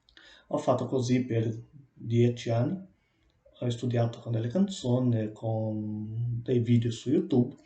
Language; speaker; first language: Italian; non-native, learner; Portuguese